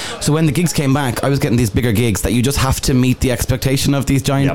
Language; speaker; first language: English; native; English